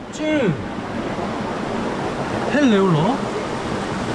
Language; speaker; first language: Thai; non-native, learner; Korean